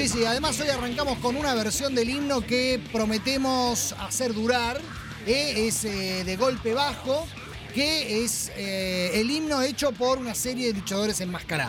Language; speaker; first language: Spanish; native; Spanish